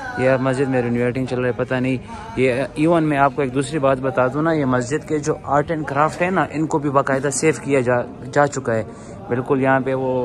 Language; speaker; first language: Urdu; non-native, local second language; Pashto